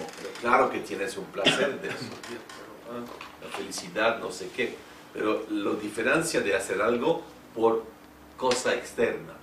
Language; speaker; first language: Spanish; non-native, fluent; French